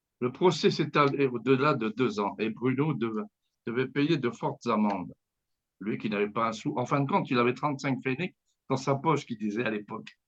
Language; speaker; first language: French; native; French